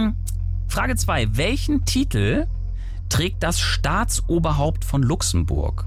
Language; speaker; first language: German; native; German